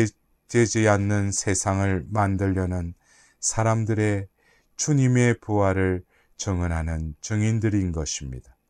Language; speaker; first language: Korean; native; Korean